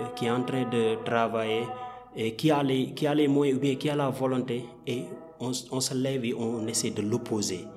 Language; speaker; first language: French; non-native, local second language; Wolof